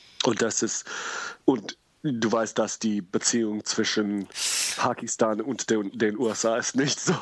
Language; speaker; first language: German; non-native, learner; English